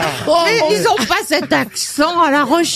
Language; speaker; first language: French; native; French